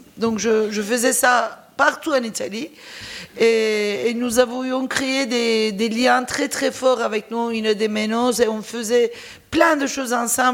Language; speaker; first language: French; non-native, fluent; Turkish